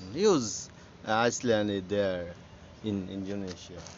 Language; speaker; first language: English; non-native, learner; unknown